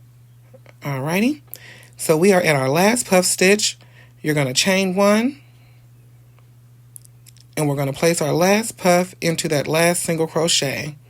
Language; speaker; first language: English; native; English